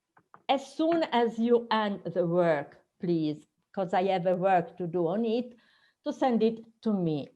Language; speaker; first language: English; non-native, fluent; Italian